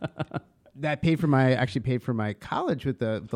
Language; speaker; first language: English; native; English